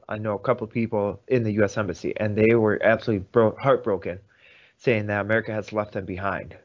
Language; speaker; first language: English; early bilingual, other home language; Russian